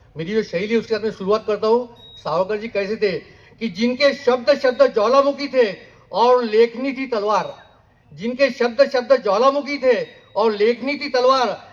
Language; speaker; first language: Hindi; non-native, local second language; Marathi